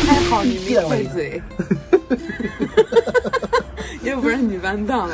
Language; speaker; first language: Chinese; non-native, fluent; French